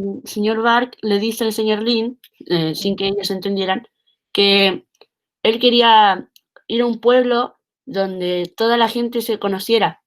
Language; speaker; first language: Spanish; native; Spanish